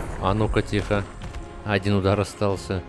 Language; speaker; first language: Russian; native; Russian